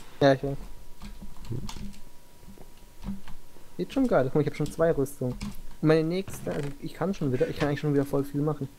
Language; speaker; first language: German; native; German